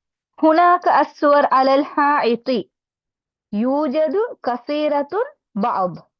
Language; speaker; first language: Arabic; non-native, fluent; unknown